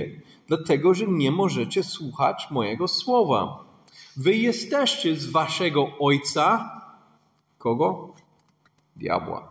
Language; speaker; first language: Polish; non-native, fluent; English